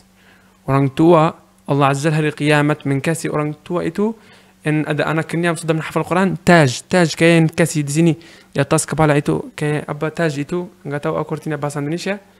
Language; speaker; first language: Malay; non-native, learner; Arabic